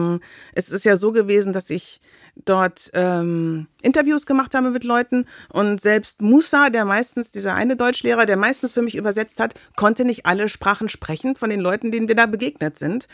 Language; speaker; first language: German; native; German